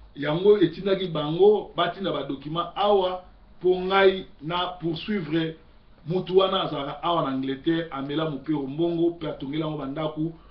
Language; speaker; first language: Lingala; native; Lingala